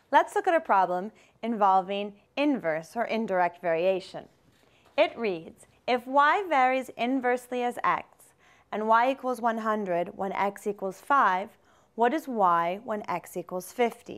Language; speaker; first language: English; native; English